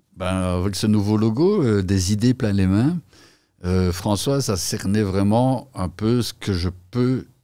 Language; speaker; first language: French; native; French